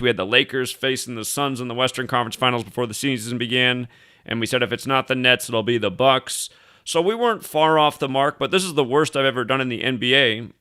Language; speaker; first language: English; native; English